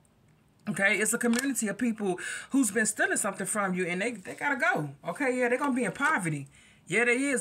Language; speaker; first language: English; native; English